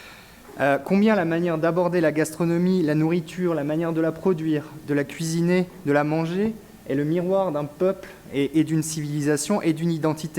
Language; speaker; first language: French; native; French